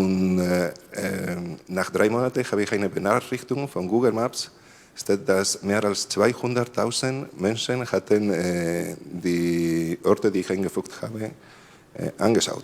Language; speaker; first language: German; non-native, learner; Spanish